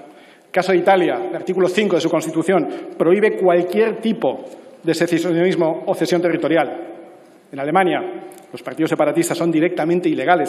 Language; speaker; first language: Spanish; native; Spanish